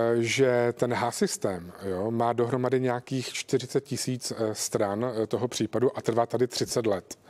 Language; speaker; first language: Czech; native; Czech